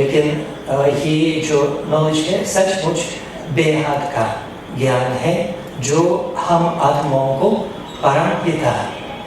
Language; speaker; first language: Hindi; non-native, fluent; Russian